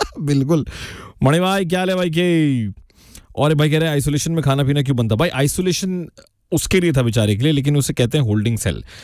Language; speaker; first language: Hindi; native; Hindi